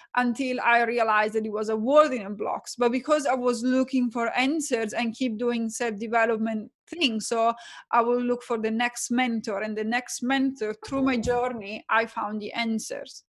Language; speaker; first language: English; non-native, fluent; Italian